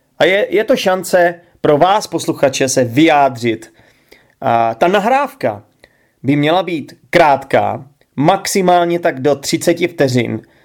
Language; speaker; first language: Czech; native; Czech